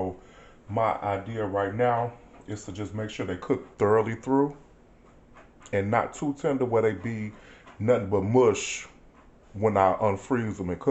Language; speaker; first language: English; native; English